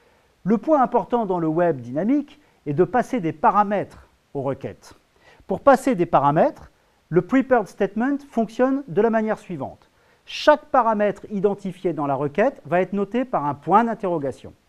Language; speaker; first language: French; native; French